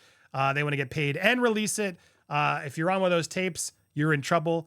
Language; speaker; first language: English; native; English